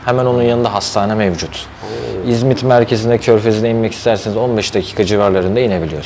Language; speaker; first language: Turkish; native; Turkish